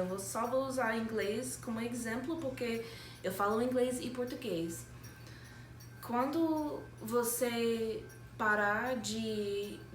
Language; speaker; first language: Portuguese; non-native, fluent; English